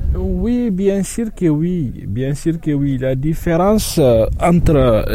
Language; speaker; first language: French; non-native, local second language; Tamasheq